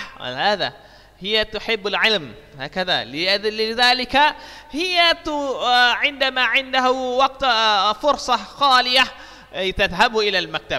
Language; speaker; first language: Arabic; non-native, fluent; Indonesian